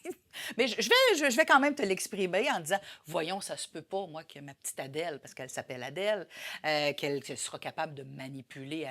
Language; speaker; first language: French; native; French